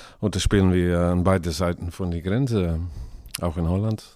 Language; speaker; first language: German; non-native, learner; Dutch